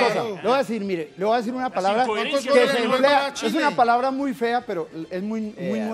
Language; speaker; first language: Spanish; native; Spanish